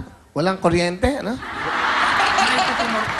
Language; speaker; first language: Filipino; non-native, local second language; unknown